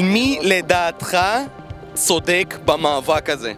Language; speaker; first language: Hebrew; native; Hebrew